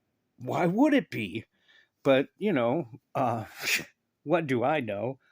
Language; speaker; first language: English; native; English